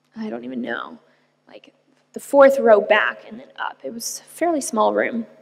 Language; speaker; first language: English; native; English